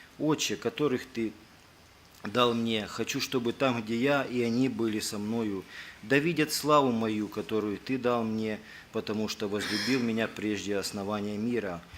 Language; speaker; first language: Russian; native; Russian